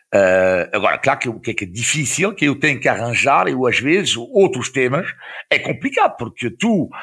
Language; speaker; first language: Portuguese; non-native, fluent; French